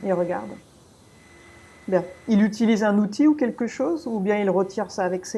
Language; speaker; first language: French; native; French